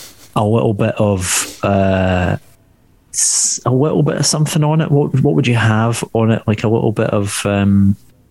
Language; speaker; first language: English; native; English